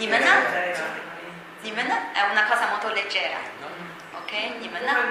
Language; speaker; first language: Italian; non-native, fluent; Chinese